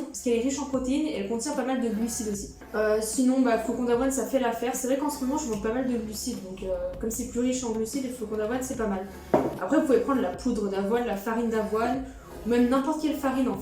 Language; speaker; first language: French; native; French